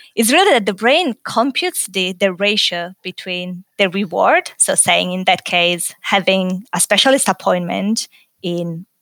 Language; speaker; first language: English; non-native, fluent; Italian